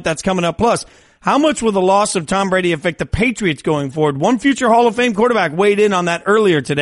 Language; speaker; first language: English; native; English